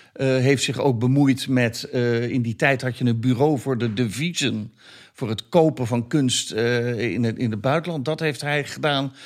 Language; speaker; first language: Dutch; native; Dutch